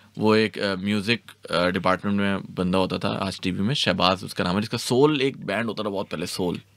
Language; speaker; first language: Urdu; native; Urdu